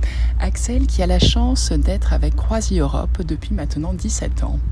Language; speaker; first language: French; native; French